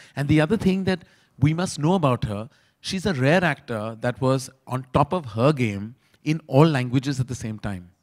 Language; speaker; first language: English; non-native, local second language; Hindi